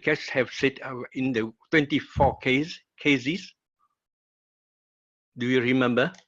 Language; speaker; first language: English; non-native, learner; Vietnamese